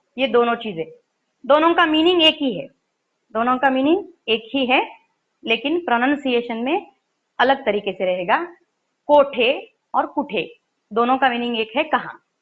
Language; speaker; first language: Hindi; non-native, local second language; Marathi